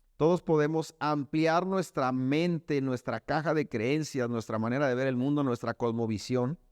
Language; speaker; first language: Spanish; native; Spanish